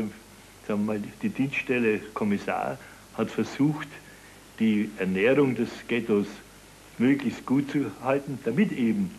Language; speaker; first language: German; native; German